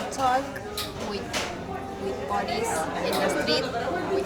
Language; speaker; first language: English; non-native, learner; Spanish